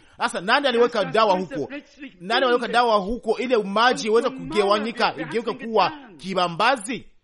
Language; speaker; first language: Swahili; native; Swahili